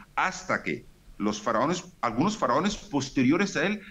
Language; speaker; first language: Spanish; non-native, fluent; Arabic